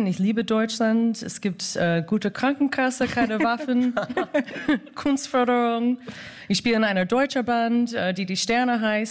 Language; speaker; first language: German; non-native, fluent; English